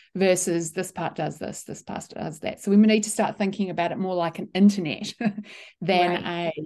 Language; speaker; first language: English; native; English